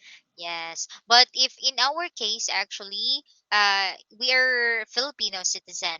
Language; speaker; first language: English; non-native, local second language; Filipino